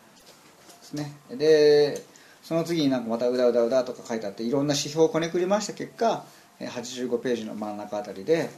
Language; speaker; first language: Japanese; native; Japanese